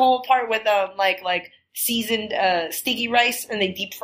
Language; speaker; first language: English; non-native, fluent; Chinese